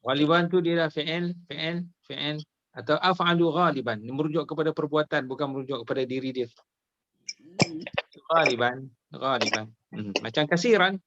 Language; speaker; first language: Indonesian; non-native, local second language; Malay